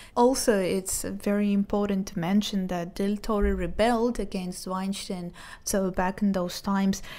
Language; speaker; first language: English; non-native, fluent; Hebrew